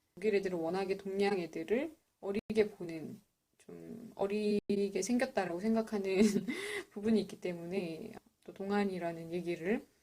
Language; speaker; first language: Korean; native; Korean